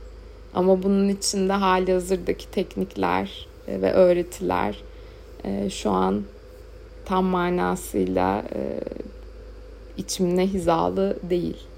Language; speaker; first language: Turkish; native; Turkish